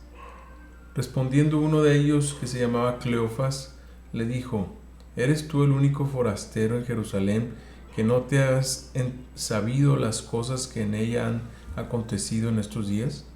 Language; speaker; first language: Spanish; native; Spanish